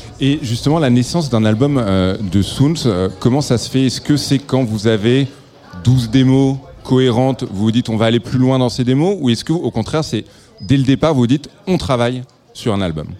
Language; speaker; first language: French; native; French